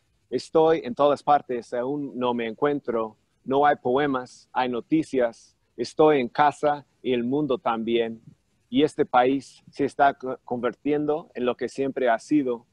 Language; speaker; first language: Spanish; non-native, fluent; English